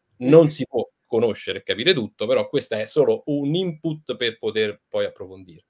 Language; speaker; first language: Italian; native; Italian